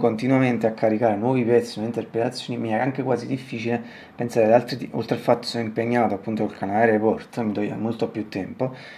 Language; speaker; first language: Italian; native; Italian